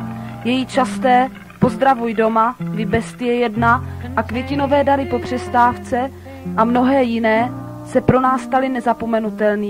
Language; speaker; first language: Czech; native; Czech